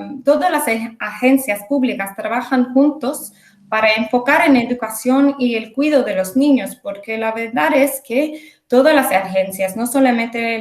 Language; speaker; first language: Spanish; early bilingual, heritage; English